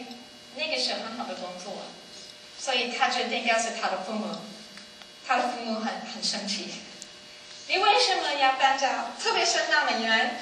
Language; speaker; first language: Chinese; non-native, learner; English